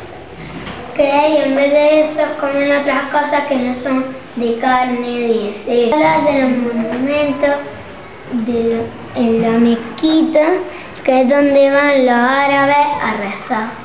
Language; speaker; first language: Spanish; early bilingual, other home language; Arabic